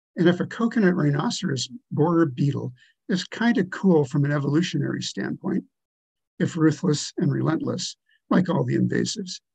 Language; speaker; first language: English; native; English